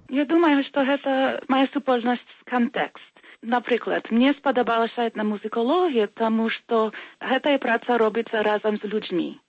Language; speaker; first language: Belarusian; early bilingual, heritage; Belarusian